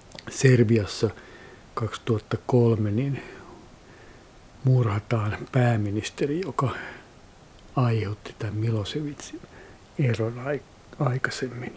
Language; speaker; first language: Finnish; native; Finnish